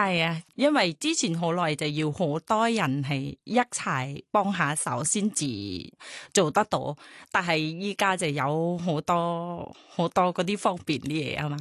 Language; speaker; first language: Cantonese; non-native, learner; Thai